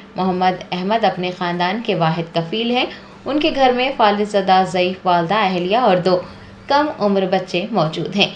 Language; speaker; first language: Urdu; native; Urdu